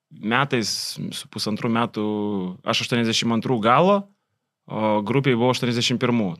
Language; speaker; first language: Lithuanian; native; Lithuanian